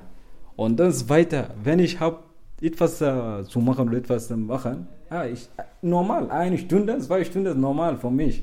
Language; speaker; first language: German; non-native, learner; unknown